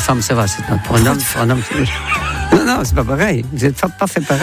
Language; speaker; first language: French; non-native, fluent; Dutch